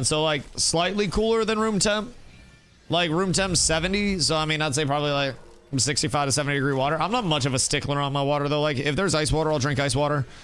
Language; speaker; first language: English; native; English